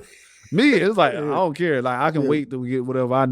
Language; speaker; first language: English; native; English